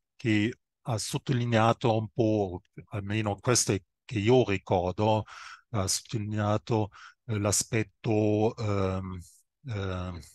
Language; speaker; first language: Italian; non-native, fluent; German